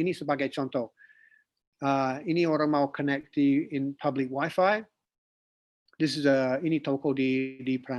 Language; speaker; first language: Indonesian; non-native, fluent; English